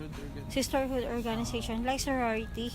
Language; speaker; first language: English; non-native, learner; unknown